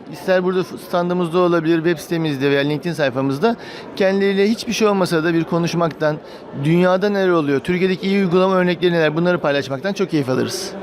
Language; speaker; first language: Turkish; native; Turkish